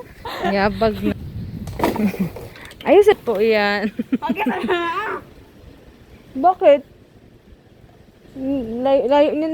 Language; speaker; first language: Filipino; non-native, local second language; Cebuano